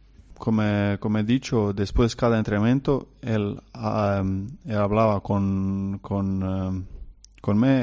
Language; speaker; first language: Spanish; non-native, learner; Croatian